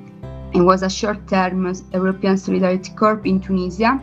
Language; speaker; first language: English; non-native, learner; Italian